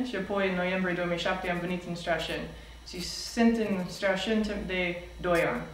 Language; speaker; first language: Romanian; non-native, fluent; English